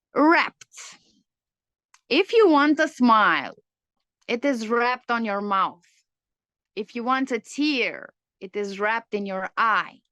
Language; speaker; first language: English; non-native, fluent; Romanian